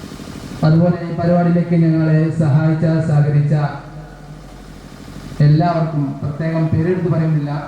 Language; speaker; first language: Malayalam; native; Malayalam